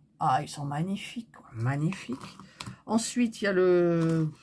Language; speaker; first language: French; native; French